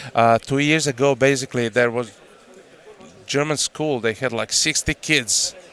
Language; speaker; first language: English; non-native, fluent; Croatian